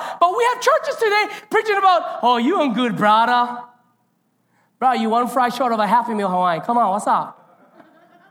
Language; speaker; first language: English; native; English